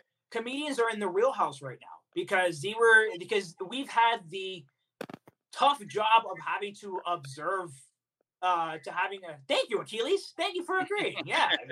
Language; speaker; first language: English; early bilingual, other home language; Spanish